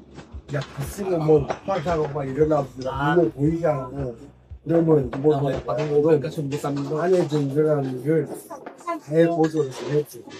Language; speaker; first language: Korean; non-native, learner; Filipino